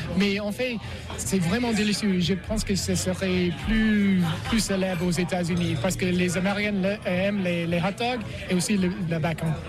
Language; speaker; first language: French; non-native, learner; English